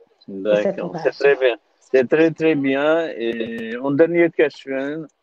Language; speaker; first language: French; non-native, learner; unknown